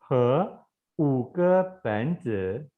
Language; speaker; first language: Chinese; non-native, fluent; Indonesian